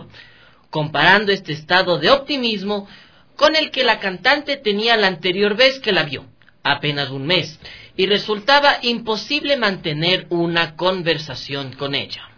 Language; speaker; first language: Spanish; native; Spanish